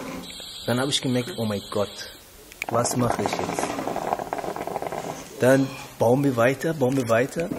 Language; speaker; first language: German; non-native, fluent; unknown